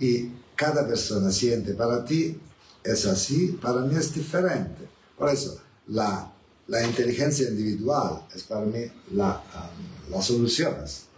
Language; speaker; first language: Spanish; non-native, learner; Italian